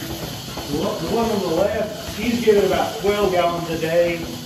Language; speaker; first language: English; native; English